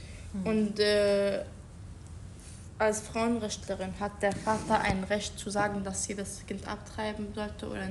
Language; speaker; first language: German; non-native, learner; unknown